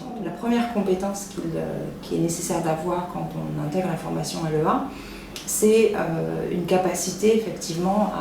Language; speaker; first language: French; native; French